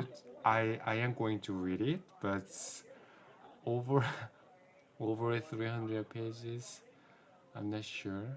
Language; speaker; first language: English; non-native, learner; Korean